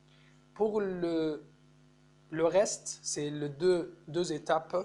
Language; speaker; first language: French; non-native, fluent; Arabic